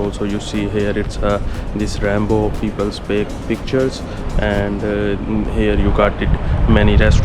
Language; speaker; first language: English; non-native, learner; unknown